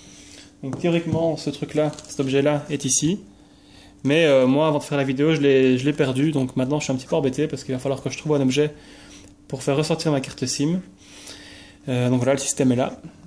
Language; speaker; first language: French; native; French